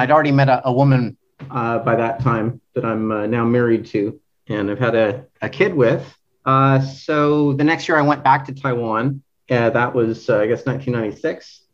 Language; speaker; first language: English; native; English